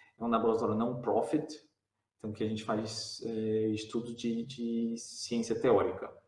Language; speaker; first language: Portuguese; native; Portuguese